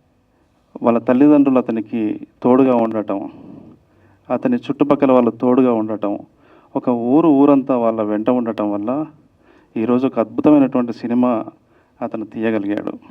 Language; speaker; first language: Telugu; native; Telugu